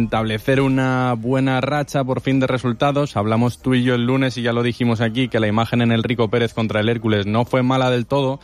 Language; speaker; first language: Spanish; native; Spanish